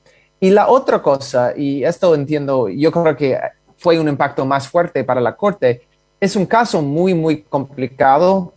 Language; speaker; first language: Spanish; non-native, fluent; English